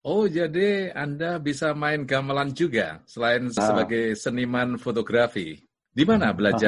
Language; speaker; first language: Indonesian; native; Indonesian